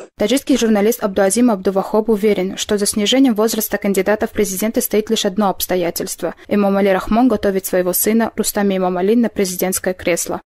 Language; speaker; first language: Russian; non-native, local second language; Tajik